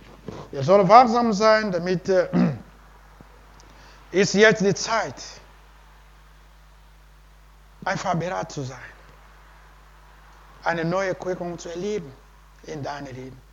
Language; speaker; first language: German; non-native, learner; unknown